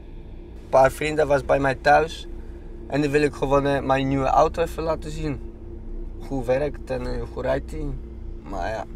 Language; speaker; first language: Dutch; non-native, learner; Polish